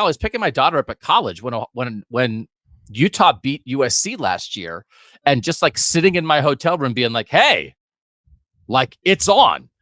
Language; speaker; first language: English; native; English